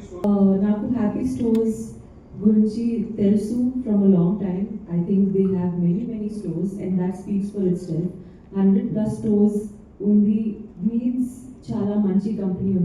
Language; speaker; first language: Telugu; non-native, learner; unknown